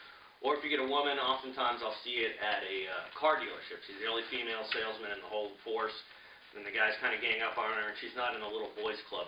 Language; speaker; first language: English; native; English